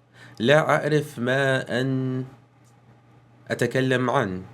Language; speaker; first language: Arabic; non-native, learner; English